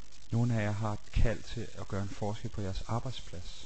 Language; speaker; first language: Danish; native; Danish